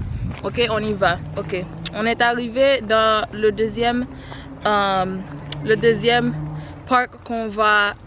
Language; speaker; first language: French; non-native, learner; Haitian Creole